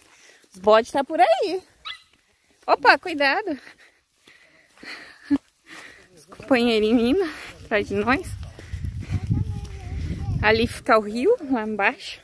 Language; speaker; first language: Portuguese; native; Portuguese